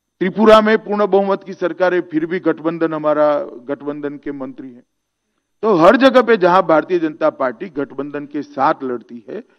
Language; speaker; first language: Hindi; non-native, local second language; Gujarati